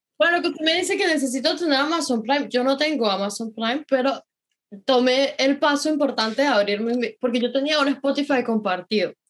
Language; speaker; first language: Spanish; native; Spanish